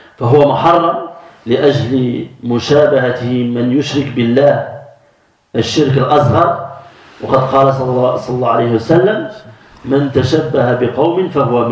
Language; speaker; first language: Arabic; non-native, fluent; French